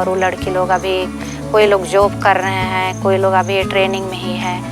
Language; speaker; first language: Hindi; non-native, local second language; Sadri